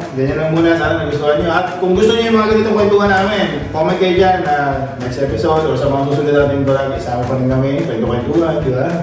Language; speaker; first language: Filipino; native; Filipino